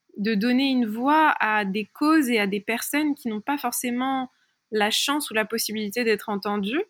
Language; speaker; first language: French; early bilingual, other home language; Persian